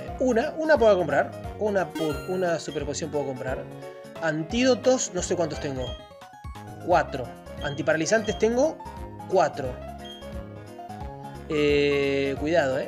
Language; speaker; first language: Spanish; native; Spanish